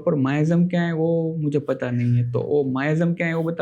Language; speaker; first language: Hindi; non-native, local second language; Gujarati